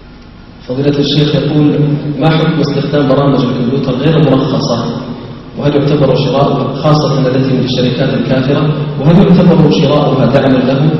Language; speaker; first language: Arabic; native; Arabic